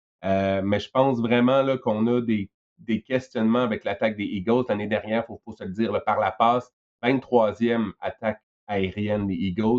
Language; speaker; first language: French; native; French